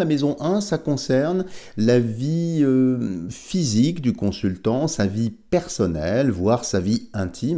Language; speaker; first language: French; native; French